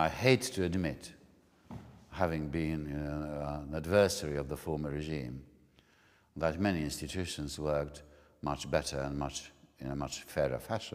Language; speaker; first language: English; non-native, fluent; Hungarian